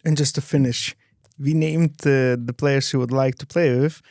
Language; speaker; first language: English; non-native, fluent; Lithuanian